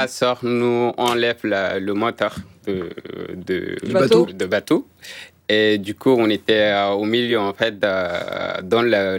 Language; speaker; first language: French; non-native, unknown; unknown